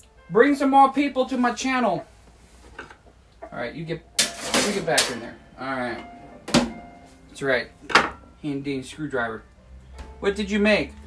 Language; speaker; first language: English; native; English